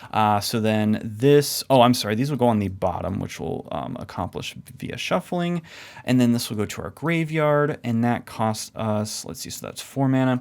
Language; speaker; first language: English; native; English